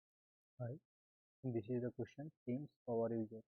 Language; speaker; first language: English; non-native, local second language; Hindi